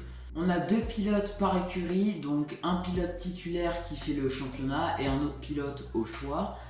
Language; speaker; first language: French; native; French